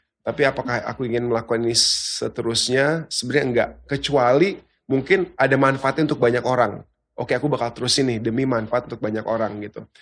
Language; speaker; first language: Indonesian; early bilingual, heritage; Indonesian